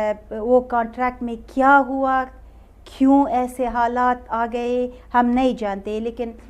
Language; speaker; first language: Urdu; non-native, fluent; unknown